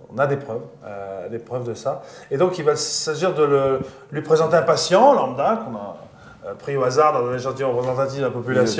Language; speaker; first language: French; native; French